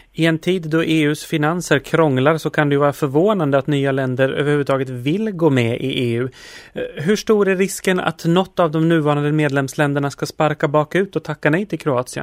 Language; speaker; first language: Swedish; native; Swedish